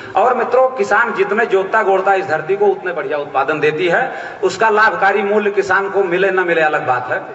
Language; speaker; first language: Hindi; native; Hindi